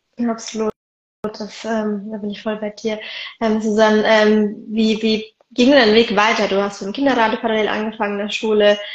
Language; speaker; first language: German; early bilingual, other home language; Arabic